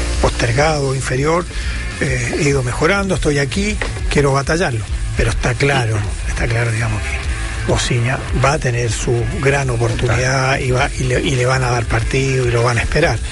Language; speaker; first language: Spanish; native; Spanish